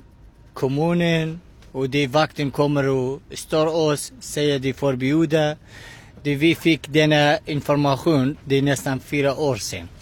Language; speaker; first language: Swedish; non-native, learner; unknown